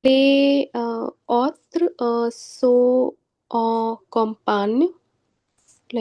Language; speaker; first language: French; non-native, learner; Hindi